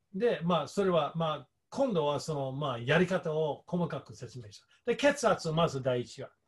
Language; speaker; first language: Japanese; non-native, fluent; English